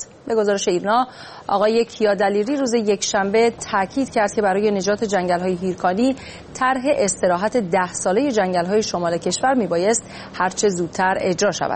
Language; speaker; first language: Persian; native; Persian